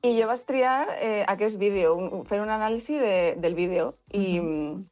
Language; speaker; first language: Catalan; non-native, local second language; Spanish